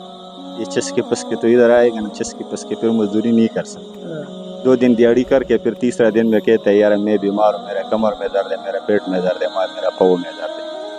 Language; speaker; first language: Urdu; non-native, local second language; Pashto